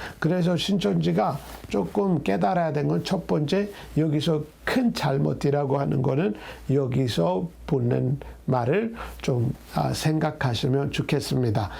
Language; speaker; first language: Korean; non-native, fluent; Amharic